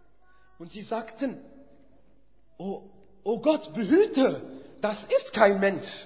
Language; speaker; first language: German; non-native, fluent; Arabic